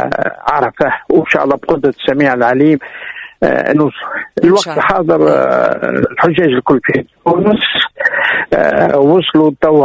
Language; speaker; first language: Arabic; native; Arabic